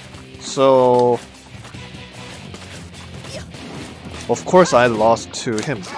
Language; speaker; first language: English; non-native, learner; Korean